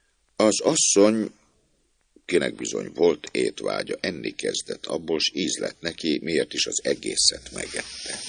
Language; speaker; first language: Hungarian; native; Hungarian